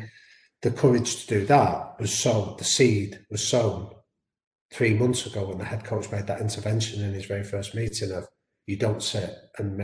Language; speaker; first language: English; native; English